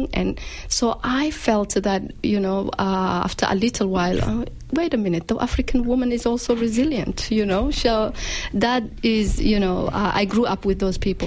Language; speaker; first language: English; non-native, local second language; Somali